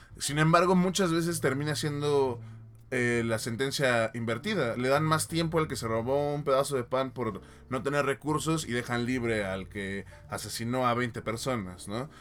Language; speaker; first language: Spanish; native; Spanish